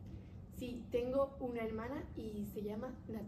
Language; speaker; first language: Spanish; native; Spanish